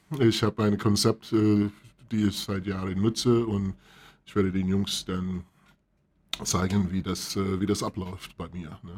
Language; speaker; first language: German; non-native, fluent; English